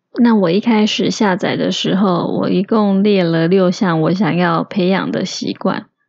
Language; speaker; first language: Chinese; native; Chinese